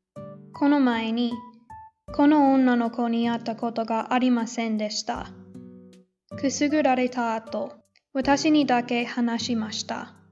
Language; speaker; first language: Japanese; non-native, learner; English